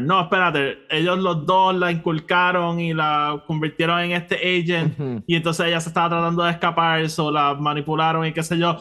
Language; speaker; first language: Spanish; native; Spanish